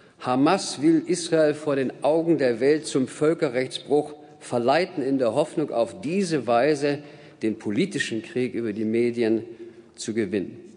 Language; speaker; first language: German; native; German